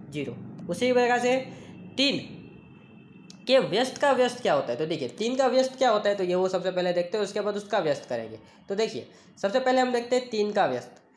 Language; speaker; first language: Hindi; non-native, local second language; Gujarati